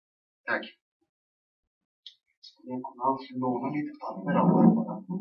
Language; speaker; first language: Swedish; non-native, local second language; Persian